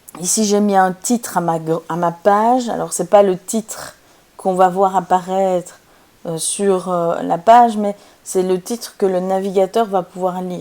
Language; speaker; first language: French; native; French